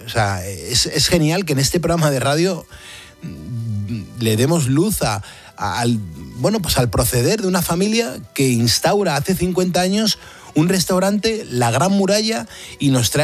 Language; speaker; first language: Spanish; native; Spanish